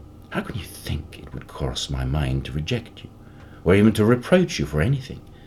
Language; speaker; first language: English; non-native, fluent; Norwegian